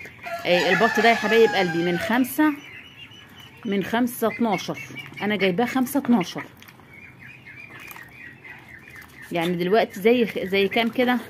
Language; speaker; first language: Arabic; native; Arabic